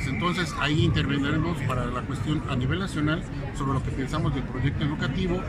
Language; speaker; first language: Spanish; native; Spanish